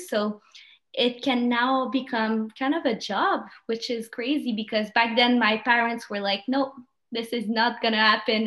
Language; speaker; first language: English; non-native, fluent; French